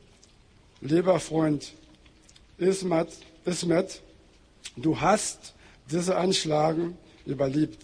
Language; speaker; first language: German; non-native, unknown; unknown